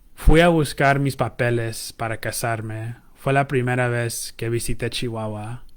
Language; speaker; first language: Spanish; early bilingual, heritage; Spanish